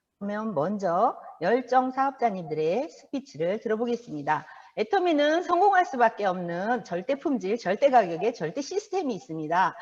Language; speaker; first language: Korean; native; Korean